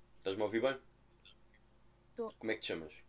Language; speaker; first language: Portuguese; native; Portuguese